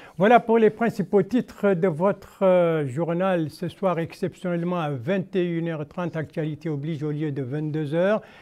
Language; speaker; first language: French; non-native, local second language; Arabic